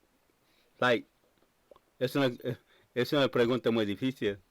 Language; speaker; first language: Spanish; non-native, fluent; English